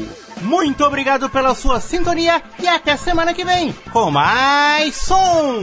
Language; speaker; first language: Portuguese; native; Portuguese